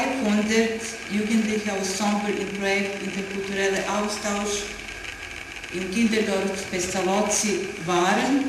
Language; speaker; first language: German; non-native, learner; Serbian